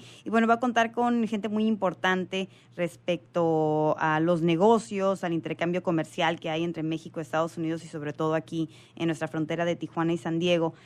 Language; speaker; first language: Spanish; native; Spanish